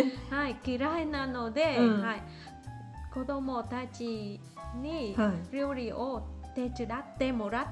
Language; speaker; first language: Japanese; non-native, learner; Vietnamese